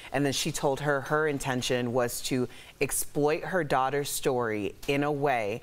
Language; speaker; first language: English; native; English